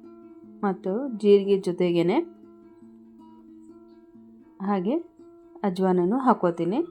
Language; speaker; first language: Kannada; native; Kannada